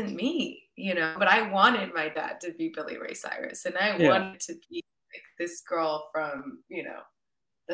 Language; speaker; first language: English; early bilingual, other home language; Spanish